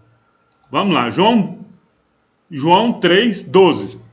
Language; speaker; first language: Portuguese; native; Portuguese